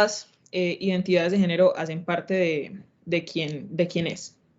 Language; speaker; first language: Spanish; native; Spanish